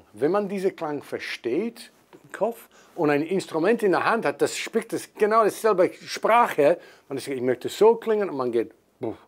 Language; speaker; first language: German; non-native, fluent; English